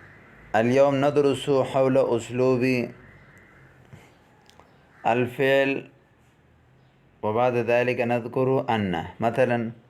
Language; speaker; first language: Arabic; non-native, fluent; Urdu